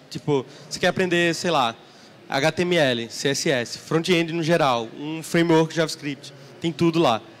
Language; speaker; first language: Portuguese; native; Portuguese